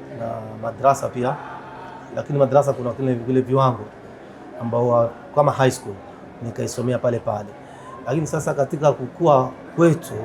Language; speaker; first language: Swahili; native; Swahili